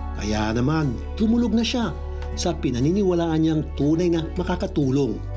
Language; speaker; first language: Filipino; native; Filipino